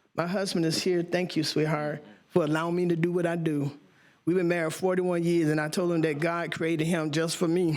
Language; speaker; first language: English; native; English